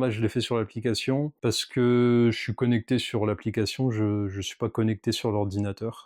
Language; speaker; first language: French; native; French